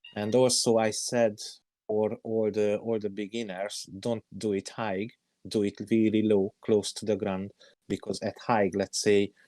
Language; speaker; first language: English; non-native, learner; Hungarian